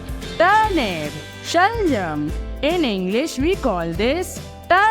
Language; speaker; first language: English; non-native, local second language; Hindi